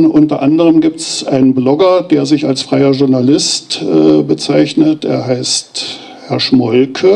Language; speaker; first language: German; native; German